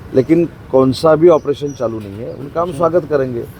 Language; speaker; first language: Hindi; non-native, local second language; Marathi